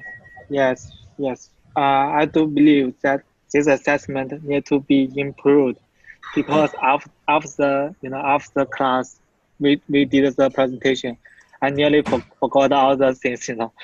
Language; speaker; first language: English; non-native, fluent; Chinese